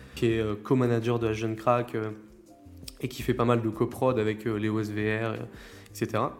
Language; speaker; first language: French; native; French